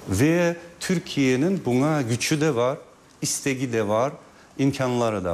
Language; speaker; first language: Turkish; non-native, fluent; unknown